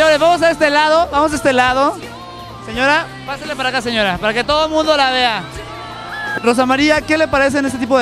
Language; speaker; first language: Spanish; native; Spanish